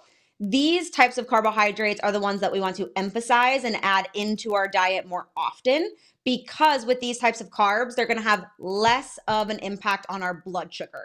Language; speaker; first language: English; native; English